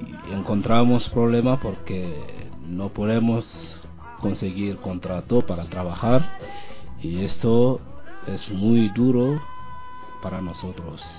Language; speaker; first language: Spanish; non-native, learner; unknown